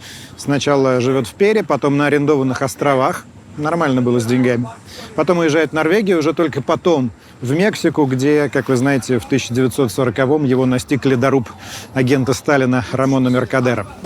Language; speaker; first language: Russian; native; Russian